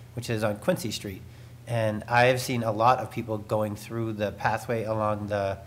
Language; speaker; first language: English; native; English